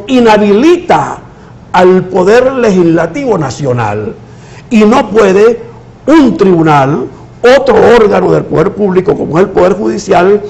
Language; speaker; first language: Spanish; native; Spanish